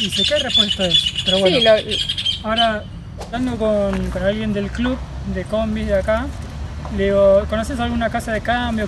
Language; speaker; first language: Spanish; native; Spanish